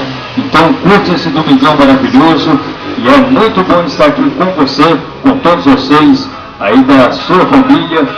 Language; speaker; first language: Portuguese; native; Portuguese